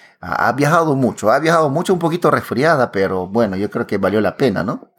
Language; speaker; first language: Spanish; native; Spanish